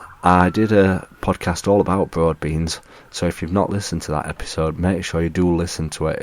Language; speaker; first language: English; native; English